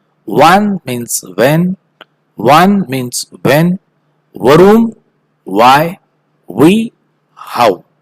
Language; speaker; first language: German; non-native, fluent; Marathi